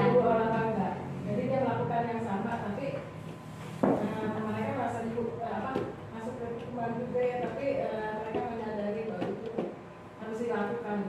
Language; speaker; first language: Indonesian; native; Indonesian